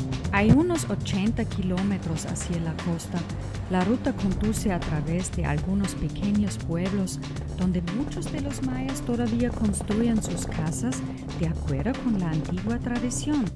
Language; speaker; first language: Spanish; non-native, fluent; German